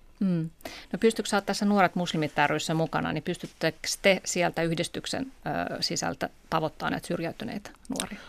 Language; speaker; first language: Finnish; native; Finnish